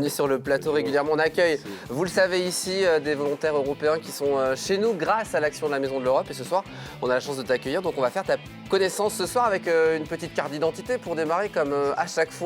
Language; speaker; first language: French; native; French